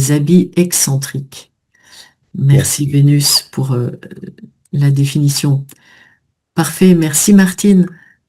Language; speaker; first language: French; native; French